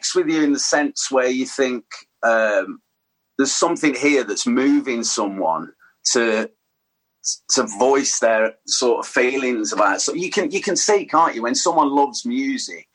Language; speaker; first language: English; native; English